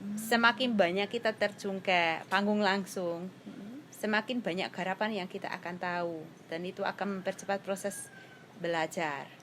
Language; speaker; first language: Indonesian; non-native, fluent; Hungarian